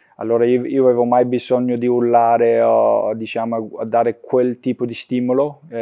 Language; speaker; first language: Italian; non-native, fluent; Danish